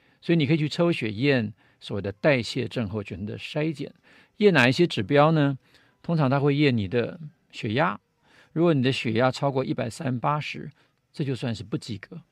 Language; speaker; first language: Chinese; native; Chinese